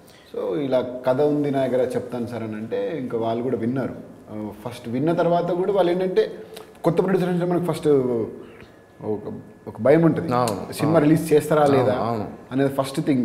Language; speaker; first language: Telugu; native; Telugu